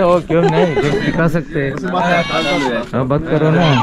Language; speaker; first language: Hindi; non-native, local second language; Malayalam